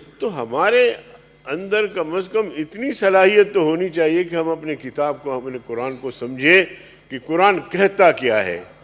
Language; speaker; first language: Urdu; non-native, local second language; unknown